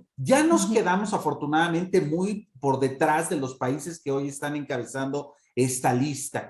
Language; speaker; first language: Spanish; native; Spanish